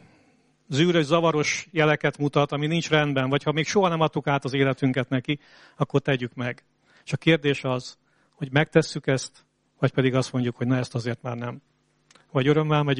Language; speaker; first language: Hungarian; native; Hungarian